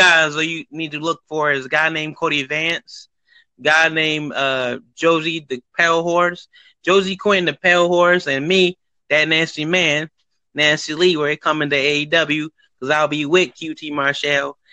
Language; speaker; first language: English; native; English